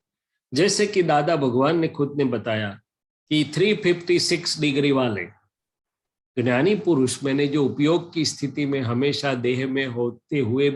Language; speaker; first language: Hindi; non-native, local second language; Gujarati